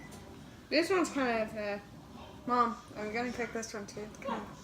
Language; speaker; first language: English; native; English